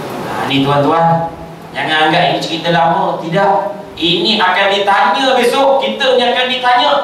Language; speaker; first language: Malay; native; Malay